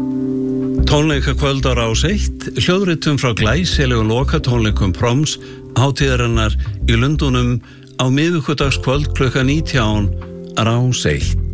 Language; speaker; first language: Icelandic; native; Icelandic